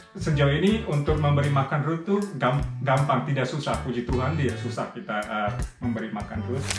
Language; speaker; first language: Indonesian; native; Indonesian